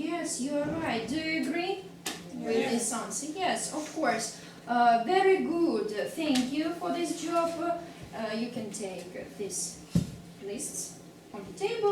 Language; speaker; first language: English; non-native, fluent; Russian